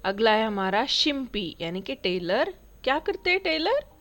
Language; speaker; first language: Hindi; non-native, local second language; Marathi